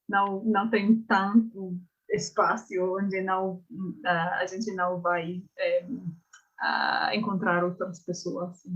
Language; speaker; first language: Portuguese; non-native, learner; English